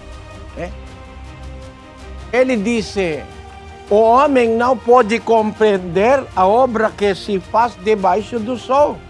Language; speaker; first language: Portuguese; non-native, learner; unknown